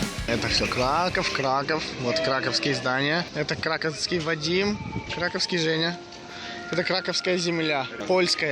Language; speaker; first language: Russian; native; Russian